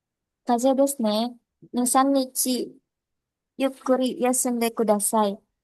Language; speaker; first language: Japanese; non-native, learner; Indonesian